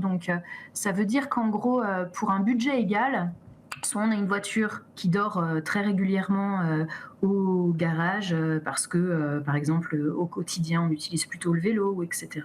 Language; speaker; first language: French; native; French